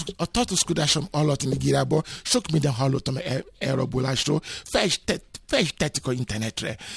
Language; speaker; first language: Hungarian; non-native, fluent; Yoruba